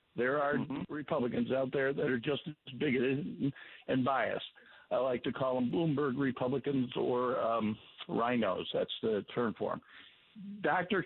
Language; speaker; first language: English; native; English